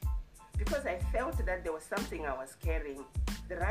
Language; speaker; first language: English; non-native, local second language; Shona